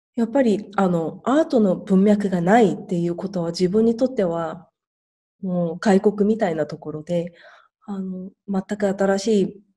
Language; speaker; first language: Japanese; non-native, fluent; Korean